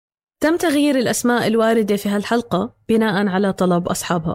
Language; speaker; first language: Arabic; native; Arabic